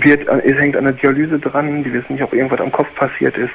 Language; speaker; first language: German; native; German